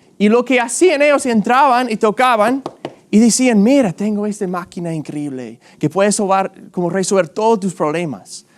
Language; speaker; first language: Spanish; non-native, fluent; English